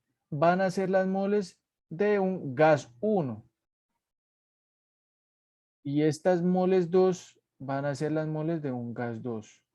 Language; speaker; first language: Spanish; native; Spanish